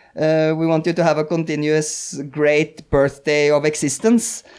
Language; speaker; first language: English; non-native, fluent; Norwegian